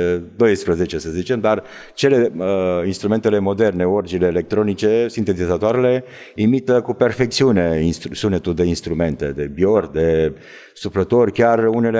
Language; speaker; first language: Romanian; native; Romanian